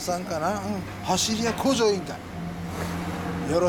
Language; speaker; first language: Japanese; native; Japanese